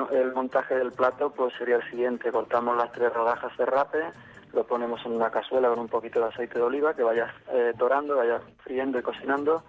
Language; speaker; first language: Spanish; native; Spanish